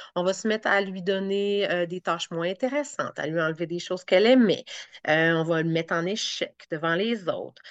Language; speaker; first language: French; native; French